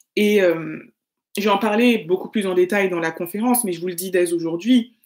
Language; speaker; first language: French; native; French